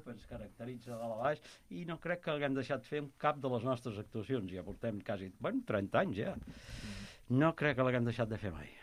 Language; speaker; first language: Catalan; native; Catalan